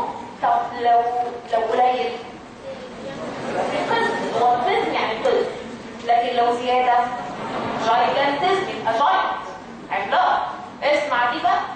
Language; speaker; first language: Arabic; native; Arabic